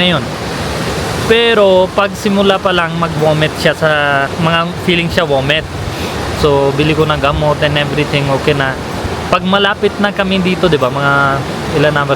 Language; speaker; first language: Filipino; non-native, learner; Punjabi